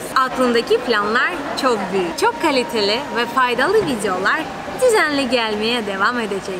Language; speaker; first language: Turkish; non-native, fluent; Russian